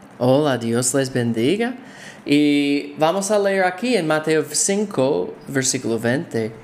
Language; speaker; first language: Spanish; non-native, fluent; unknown